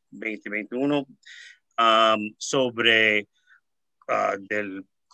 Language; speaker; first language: Spanish; early bilingual, heritage; Spanish